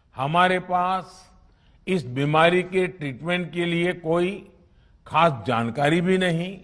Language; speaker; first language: Hindi; non-native, local second language; Gujarati